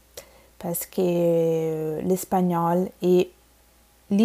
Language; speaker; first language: French; non-native, fluent; Bangla